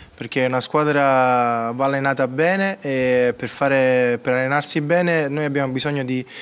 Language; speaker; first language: Italian; native; Italian